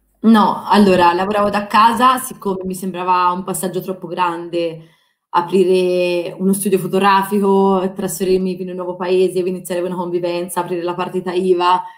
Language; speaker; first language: Italian; native; Italian